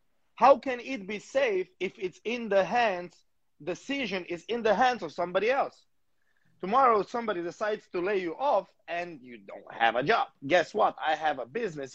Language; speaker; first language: English; non-native, fluent; Slovenian